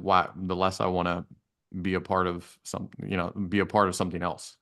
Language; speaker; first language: English; native; English